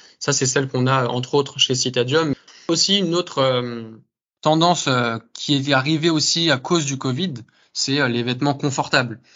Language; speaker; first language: French; native; French